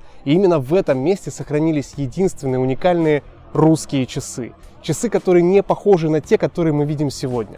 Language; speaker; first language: Russian; native; Russian